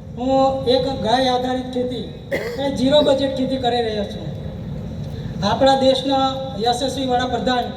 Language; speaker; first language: Gujarati; native; Gujarati